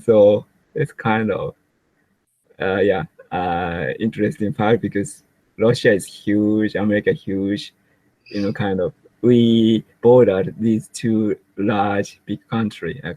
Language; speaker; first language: English; non-native, learner; Japanese